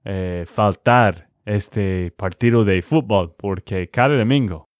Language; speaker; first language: Spanish; non-native, fluent; English